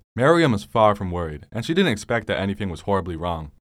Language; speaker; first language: English; native; English